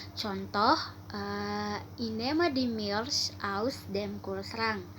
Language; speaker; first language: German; non-native, learner; Indonesian